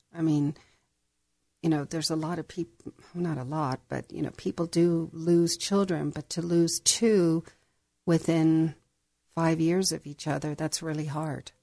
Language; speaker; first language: English; native; English